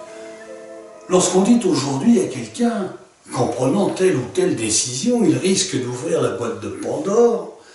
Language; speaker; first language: French; native; French